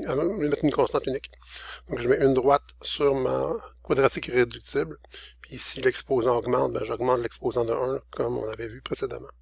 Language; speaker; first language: French; native; French